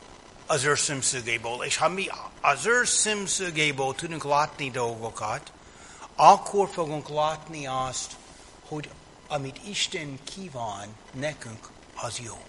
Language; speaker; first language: Hungarian; non-native, fluent; English